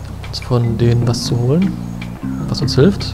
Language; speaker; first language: German; native; German